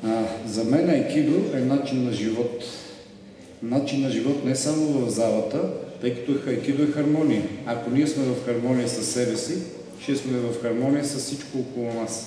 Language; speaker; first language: Bulgarian; native; Bulgarian